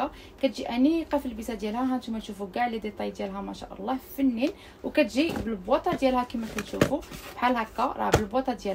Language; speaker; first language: Arabic; native; Arabic